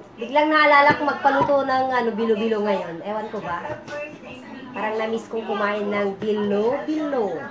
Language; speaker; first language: Filipino; non-native, local second language; Iloko